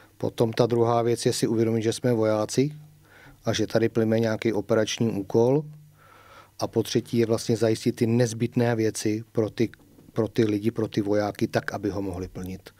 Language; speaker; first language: Czech; native; Czech